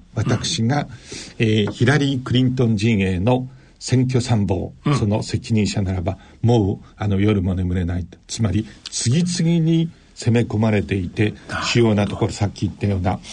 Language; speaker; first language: Japanese; native; Japanese